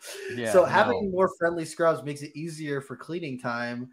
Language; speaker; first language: English; native; English